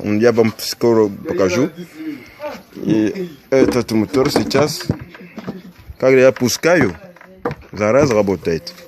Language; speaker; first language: Russian; non-native, learner; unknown